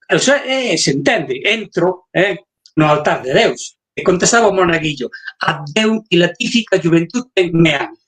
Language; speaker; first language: Galician; native; Galician